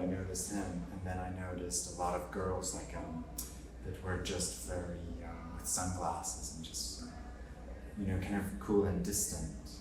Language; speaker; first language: English; native; English